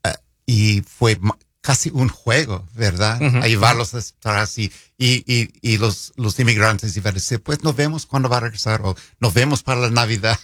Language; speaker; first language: Spanish; non-native, fluent; English